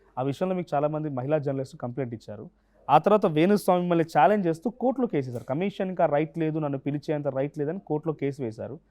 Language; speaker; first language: Telugu; native; Telugu